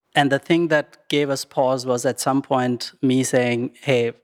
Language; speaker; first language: English; non-native, local second language; Urdu